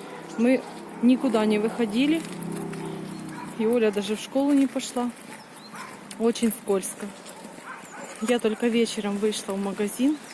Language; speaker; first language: Russian; native; Russian